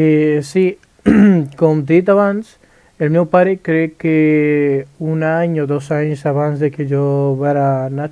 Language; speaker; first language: Catalan; early bilingual, other home language; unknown